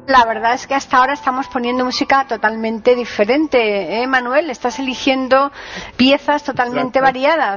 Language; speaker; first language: Spanish; native; Spanish